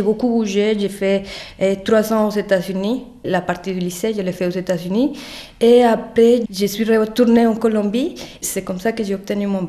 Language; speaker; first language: French; non-native, fluent; Spanish